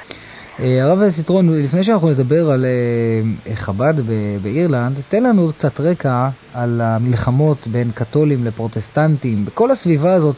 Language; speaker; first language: Hebrew; native; Hebrew